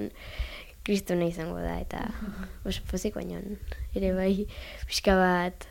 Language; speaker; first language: Basque; non-native, local second language; Spanish